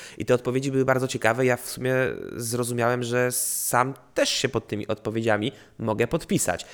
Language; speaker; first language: Polish; native; Polish